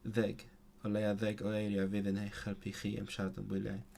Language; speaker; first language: Welsh; non-native, learner; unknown